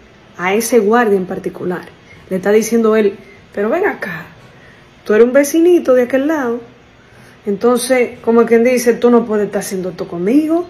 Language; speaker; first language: Spanish; native; Spanish